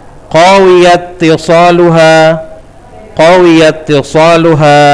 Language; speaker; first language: Arabic; non-native, fluent; Indonesian